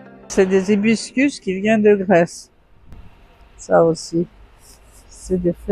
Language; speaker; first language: French; non-native, fluent; Greek